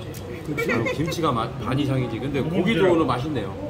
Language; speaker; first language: Korean; native; Korean